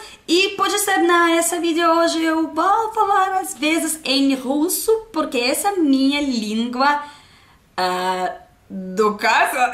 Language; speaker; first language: Portuguese; non-native, learner; Russian